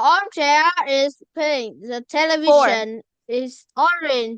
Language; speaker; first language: English; non-native, learner; Vietnamese